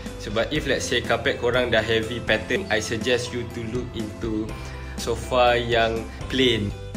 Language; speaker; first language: English; non-native, local second language; Malay